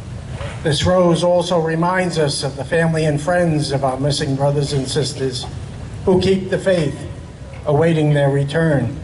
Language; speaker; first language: English; native; English